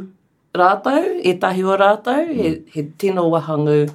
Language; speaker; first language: Māori; non-native, local second language; English